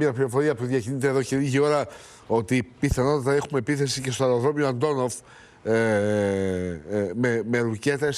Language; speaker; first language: Greek; native; Greek